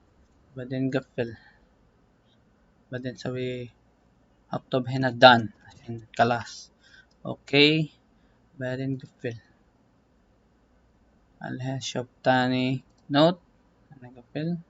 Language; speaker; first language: Arabic; non-native, learner; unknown